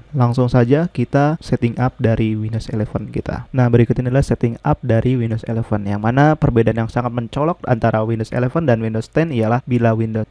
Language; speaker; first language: Indonesian; native; Indonesian